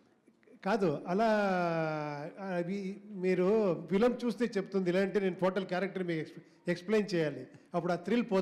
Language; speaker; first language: Telugu; non-native, local second language; Kannada